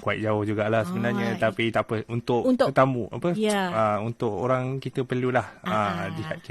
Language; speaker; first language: Malay; native; Malay